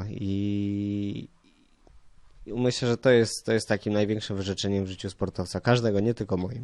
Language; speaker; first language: Polish; native; Polish